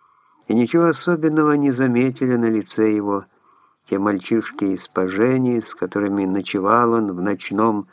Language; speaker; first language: Russian; native; Russian